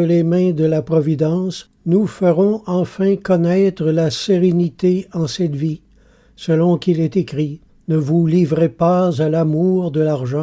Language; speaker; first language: French; native; French